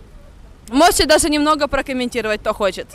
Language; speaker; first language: Russian; native; Russian